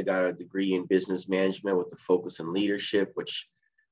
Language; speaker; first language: English; early bilingual, other home language; Portuguese